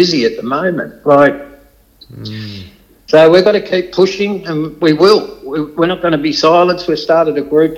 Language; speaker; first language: English; native; English